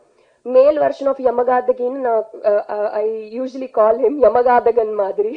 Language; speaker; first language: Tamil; non-native, learner; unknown